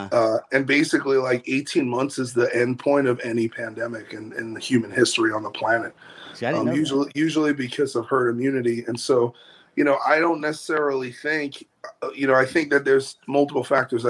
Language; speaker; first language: English; native; English